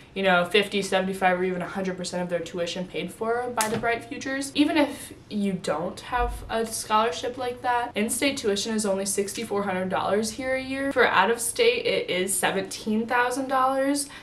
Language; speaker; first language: English; native; English